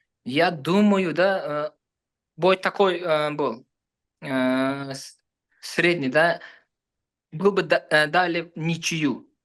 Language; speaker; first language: Russian; non-native, learner; Uzbek